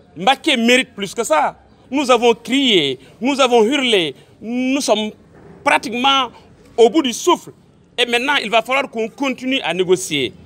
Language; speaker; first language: French; non-native, local second language; Wolof